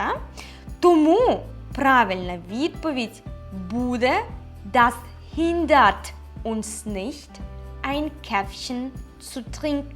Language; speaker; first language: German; non-native, fluent; Ukrainian